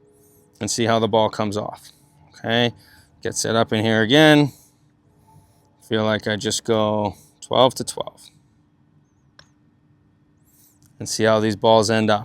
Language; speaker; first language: English; native; English